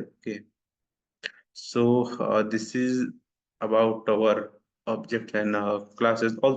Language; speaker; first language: English; non-native, local second language; Hindi